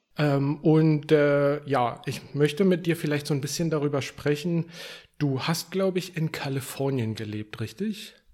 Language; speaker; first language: German; native; German